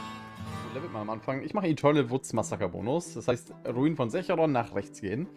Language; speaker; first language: German; native; German